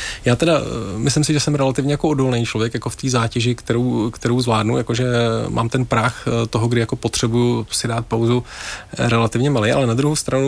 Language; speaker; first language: Czech; native; Czech